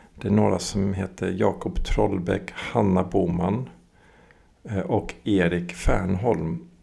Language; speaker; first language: Swedish; early bilingual, other home language; English